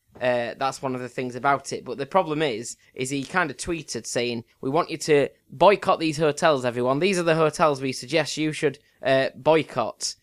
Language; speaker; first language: English; native; English